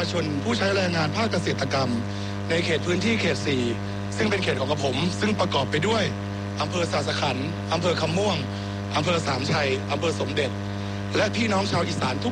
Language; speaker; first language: Thai; native; Thai